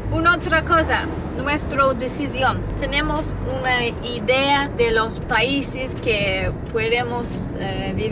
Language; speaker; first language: Spanish; non-native, learner; English